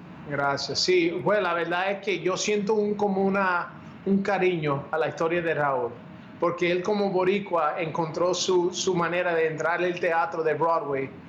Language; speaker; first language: Spanish; early bilingual, heritage; Spanish